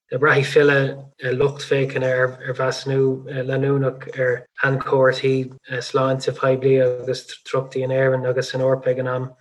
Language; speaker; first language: Irish; non-native, local second language; English